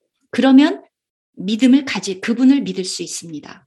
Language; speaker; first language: Korean; native; Korean